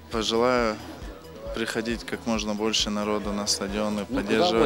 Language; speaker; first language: Russian; native; Russian